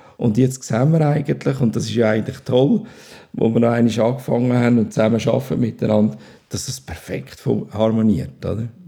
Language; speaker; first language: German; native; German